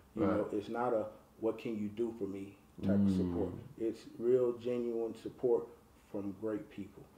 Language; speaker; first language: English; native; English